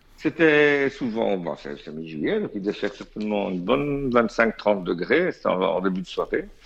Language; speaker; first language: French; native; French